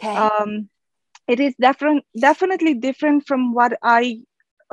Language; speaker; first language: English; non-native, fluent; Romanian